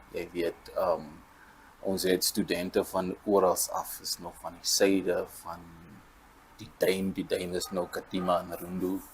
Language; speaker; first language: Afrikaans; non-native, local second language; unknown